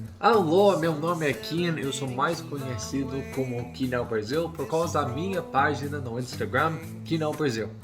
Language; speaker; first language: Portuguese; non-native, learner; English